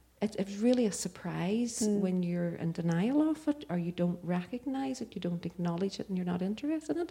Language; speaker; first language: English; native; English